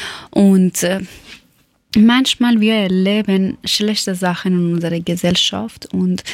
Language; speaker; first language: German; non-native, fluent; Persian